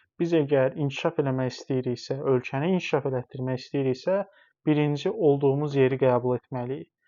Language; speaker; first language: Azerbaijani; non-native, local second language; Talysh